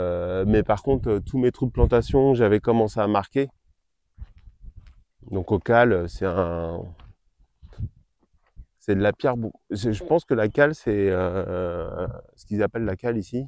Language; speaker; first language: French; native; French